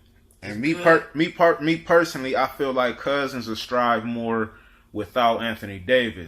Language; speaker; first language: English; native; English